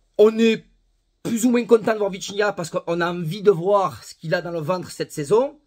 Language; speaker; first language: French; native; French